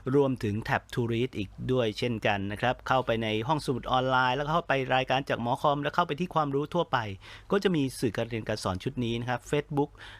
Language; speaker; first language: Thai; native; Thai